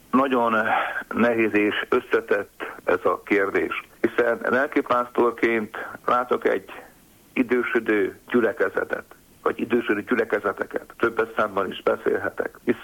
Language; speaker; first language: Hungarian; native; Hungarian